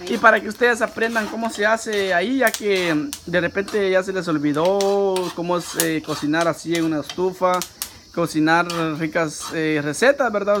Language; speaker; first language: Spanish; native; Spanish